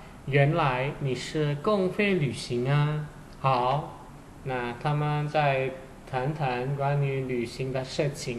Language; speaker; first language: Chinese; non-native, fluent; Indonesian